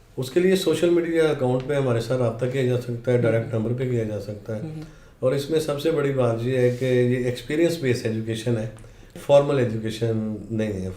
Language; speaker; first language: Urdu; native; Urdu